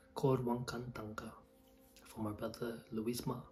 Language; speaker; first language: English; native; English